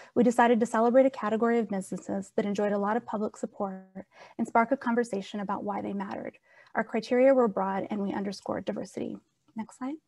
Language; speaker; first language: English; native; English